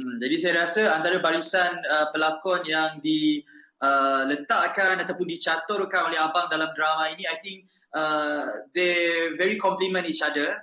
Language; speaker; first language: Malay; native; Malay